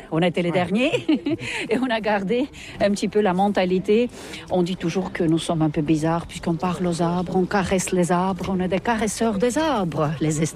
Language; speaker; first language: French; non-native, fluent; Estonian